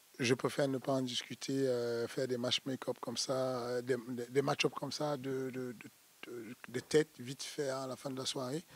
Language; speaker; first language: French; native; French